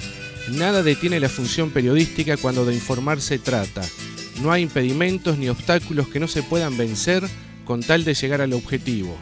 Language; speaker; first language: Spanish; native; Spanish